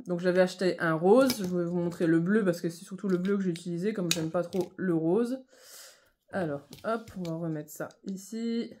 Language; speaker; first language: French; native; French